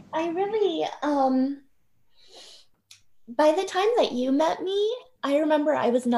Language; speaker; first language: English; native; English